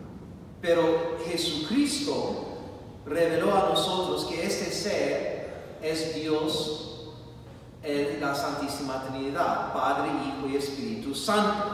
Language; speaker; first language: Spanish; non-native, fluent; English